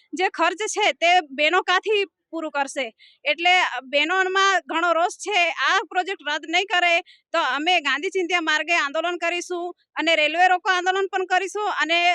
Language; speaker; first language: Gujarati; non-native, local second language; Gamit